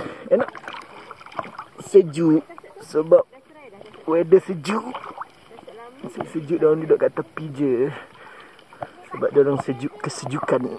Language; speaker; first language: Malay; native; Malay